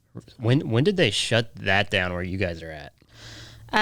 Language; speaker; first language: English; native; English